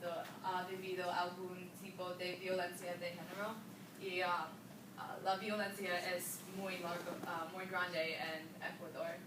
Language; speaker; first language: Spanish; non-native, learner; English